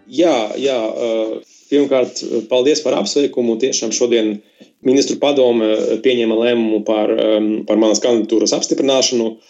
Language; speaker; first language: Latvian; non-native, local second language; Russian